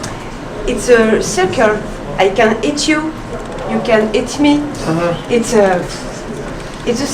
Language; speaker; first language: English; non-native, learner; French